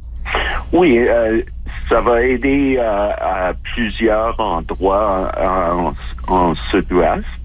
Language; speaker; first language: French; non-native, fluent; English